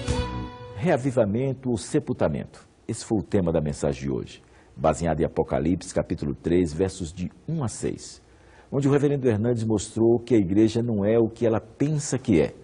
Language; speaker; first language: Portuguese; native; Portuguese